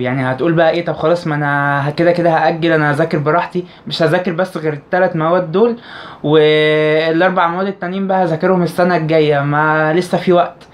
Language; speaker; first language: Arabic; native; Arabic